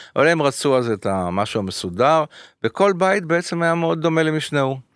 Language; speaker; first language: Hebrew; early bilingual, other home language; French